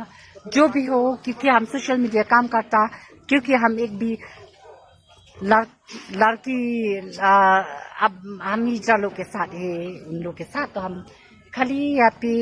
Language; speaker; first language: Hindi; non-native, local second language; Khasi